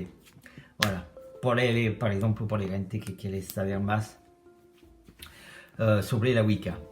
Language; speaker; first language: Spanish; non-native, learner; French